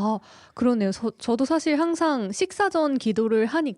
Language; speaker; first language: Korean; native; Korean